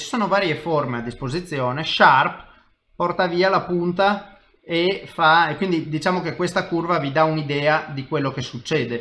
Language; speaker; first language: Italian; native; Italian